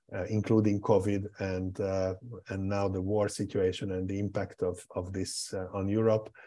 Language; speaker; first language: English; non-native, fluent; Hungarian